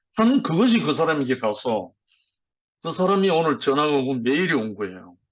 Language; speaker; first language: Korean; native; Korean